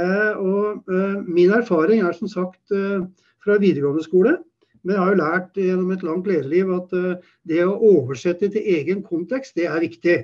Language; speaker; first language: Norwegian; native; Norwegian